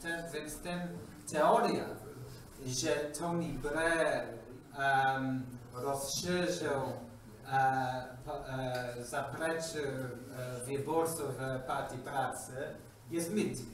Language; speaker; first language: Polish; non-native, learner; English